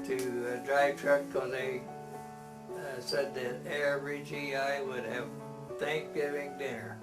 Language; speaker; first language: English; native; English